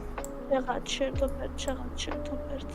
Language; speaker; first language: Persian; native; Persian